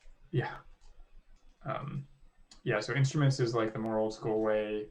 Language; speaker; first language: English; native; English